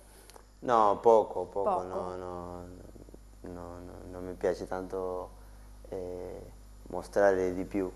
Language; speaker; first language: Italian; non-native, learner; Spanish